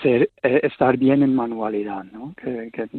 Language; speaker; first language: Spanish; non-native, fluent; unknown